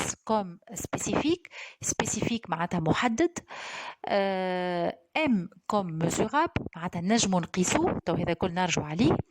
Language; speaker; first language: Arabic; native; Arabic